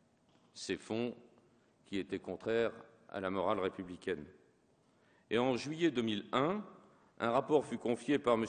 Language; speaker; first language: French; native; French